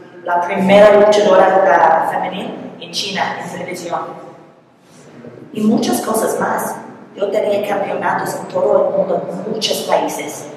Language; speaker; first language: Spanish; non-native, learner; English